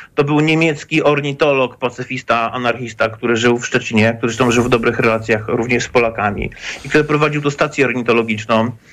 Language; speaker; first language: Polish; native; Polish